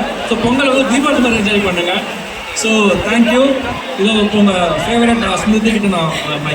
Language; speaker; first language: Tamil; native; Tamil